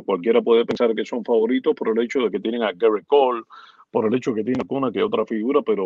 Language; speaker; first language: Spanish; native; Spanish